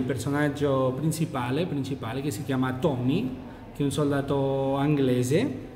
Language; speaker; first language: Italian; non-native, fluent; Catalan